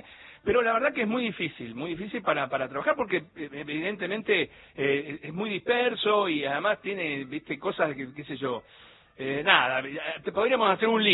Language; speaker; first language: Spanish; native; Spanish